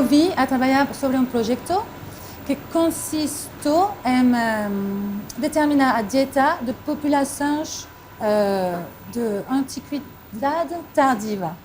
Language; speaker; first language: Portuguese; non-native, fluent; French